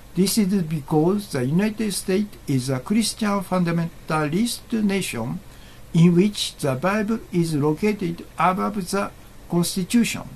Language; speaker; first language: English; non-native, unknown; Japanese